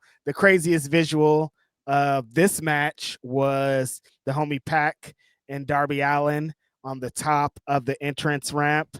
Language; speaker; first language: English; native; English